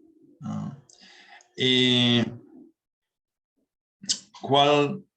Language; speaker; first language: Spanish; non-native, learner; English